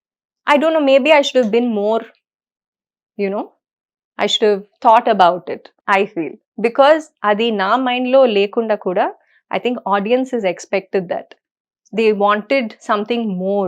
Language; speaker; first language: Telugu; non-native, fluent; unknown